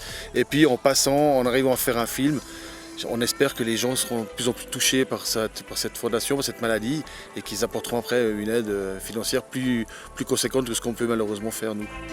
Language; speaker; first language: French; native; French